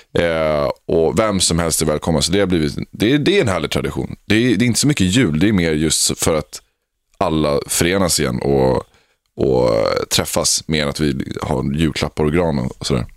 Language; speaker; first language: Swedish; native; Swedish